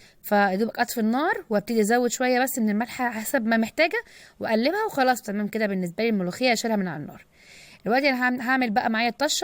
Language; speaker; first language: Arabic; native; Arabic